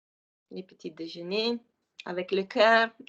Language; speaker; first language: French; non-native, fluent; Italian